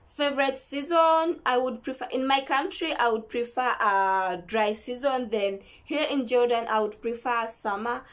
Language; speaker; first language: English; non-native, local second language; Ganda